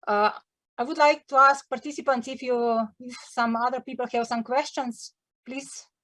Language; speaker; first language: English; non-native, learner; Slovenian